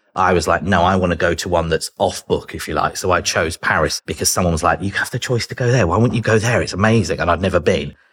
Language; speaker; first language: English; native; English